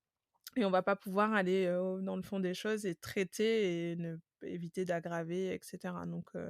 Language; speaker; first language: French; native; French